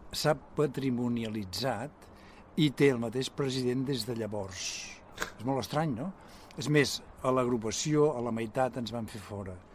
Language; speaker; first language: Catalan; native; Catalan